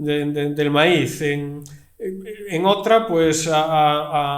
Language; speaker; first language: Spanish; native; Spanish